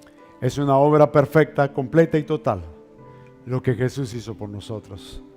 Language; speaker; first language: Spanish; native; Spanish